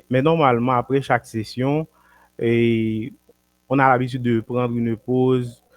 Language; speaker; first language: French; non-native, local second language; Haitian Creole